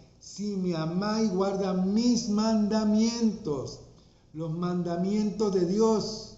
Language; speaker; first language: Spanish; native; Spanish